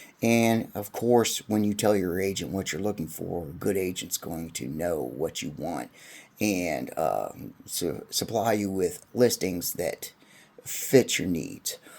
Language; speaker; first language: English; native; English